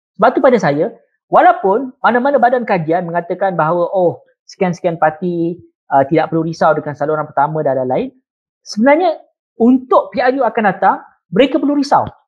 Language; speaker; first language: Malay; native; Malay